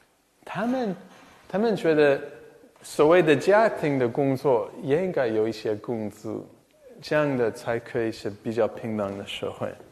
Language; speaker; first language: Chinese; non-native, fluent; English